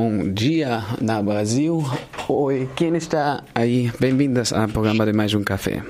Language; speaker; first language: Portuguese; non-native, fluent; German